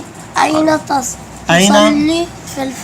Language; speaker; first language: Arabic; non-native, learner; Urdu